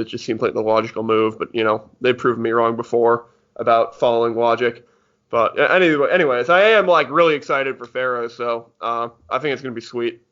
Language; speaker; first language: English; native; English